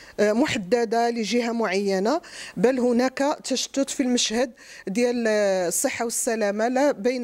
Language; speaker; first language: Arabic; native; Arabic